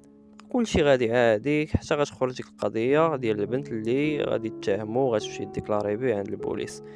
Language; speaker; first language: Arabic; native; Arabic